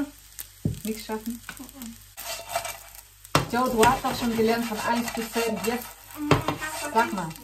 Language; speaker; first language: German; non-native, learner; Vietnamese